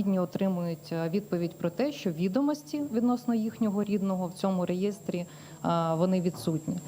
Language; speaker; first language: Ukrainian; native; Ukrainian